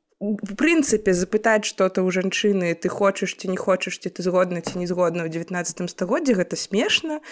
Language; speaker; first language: Belarusian; non-native, local second language; Russian